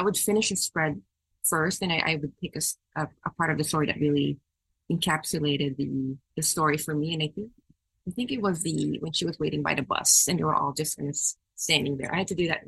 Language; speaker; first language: English; non-native, local second language; Filipino